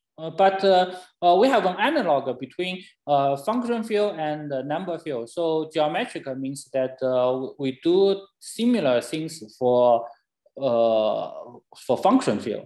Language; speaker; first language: English; non-native, fluent; Chinese